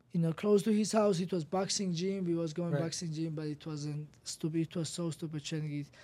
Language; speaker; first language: English; non-native, learner; Georgian